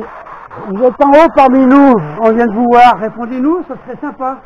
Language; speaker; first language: French; native; French